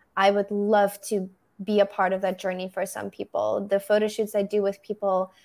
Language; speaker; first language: English; non-native, fluent; German